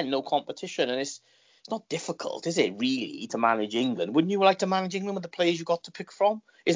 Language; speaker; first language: English; native; English